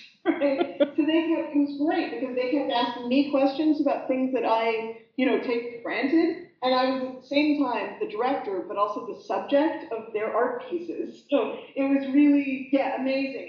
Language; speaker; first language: English; native; English